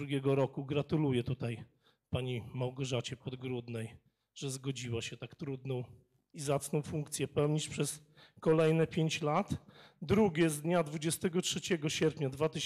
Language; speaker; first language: Polish; native; Polish